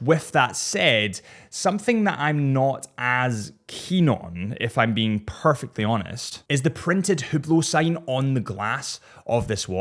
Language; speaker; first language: English; native; English